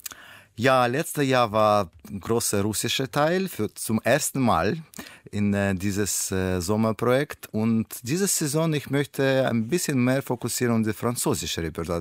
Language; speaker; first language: German; non-native, learner; Russian